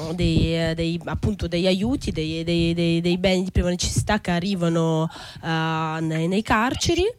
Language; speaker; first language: Italian; native; Italian